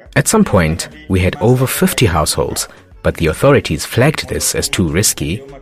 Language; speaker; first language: English; non-native, local second language; Tumbuka